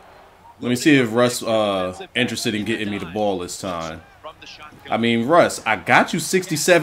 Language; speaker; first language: English; native; English